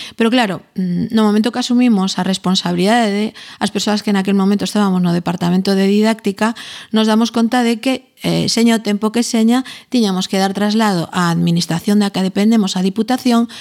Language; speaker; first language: Galician; native; Galician